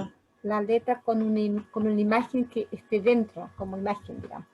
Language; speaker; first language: Spanish; native; Spanish